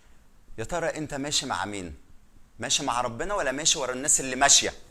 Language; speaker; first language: Arabic; native; Arabic